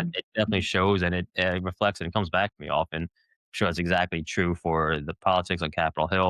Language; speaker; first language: English; native; English